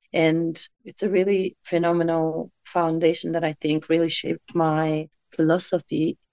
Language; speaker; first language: English; non-native, fluent; Mongolian